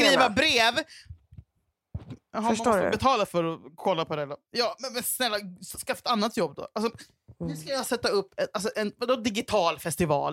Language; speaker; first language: Swedish; native; Swedish